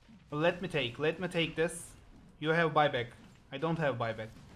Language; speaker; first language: English; non-native, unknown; Turkish